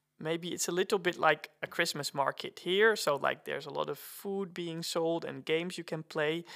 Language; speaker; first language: English; non-native, fluent; Dutch